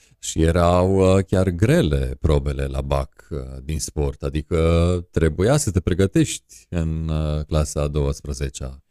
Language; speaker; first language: Romanian; native; Romanian